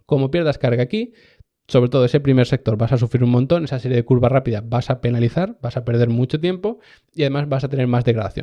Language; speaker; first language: Spanish; native; Spanish